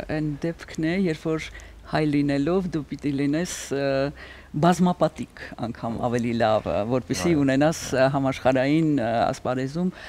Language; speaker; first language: Armenian; native; Armenian